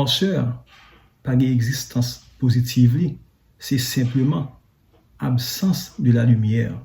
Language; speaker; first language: French; non-native, learner; Haitian Creole